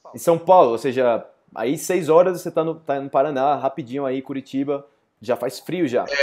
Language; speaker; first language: Portuguese; native; Portuguese